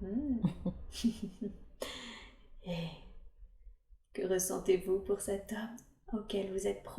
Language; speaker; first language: French; native; French